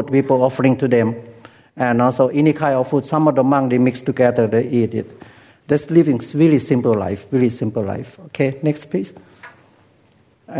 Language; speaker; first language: English; non-native, learner; Lao